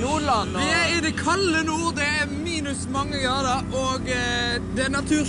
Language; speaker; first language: Norwegian; native; Norwegian